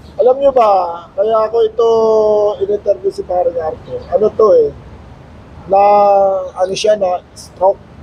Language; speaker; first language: Filipino; native; Filipino